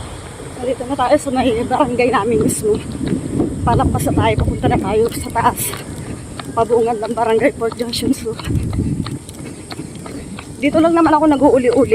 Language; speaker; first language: Filipino; native; Filipino